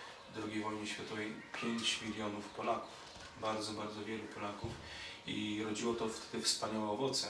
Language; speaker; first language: Polish; native; Polish